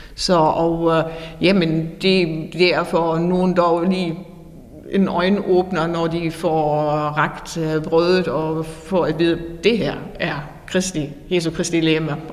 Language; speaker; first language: Danish; non-native, fluent; German